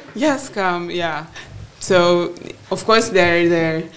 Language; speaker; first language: English; non-native, local second language; Acoli